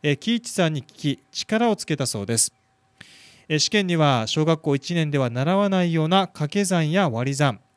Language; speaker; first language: Japanese; native; Japanese